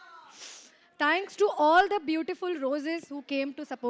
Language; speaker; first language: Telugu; non-native, fluent; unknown